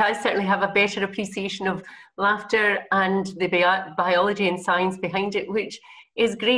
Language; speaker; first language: English; native; English